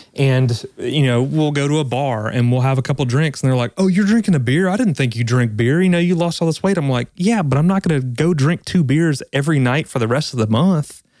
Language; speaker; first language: English; native; English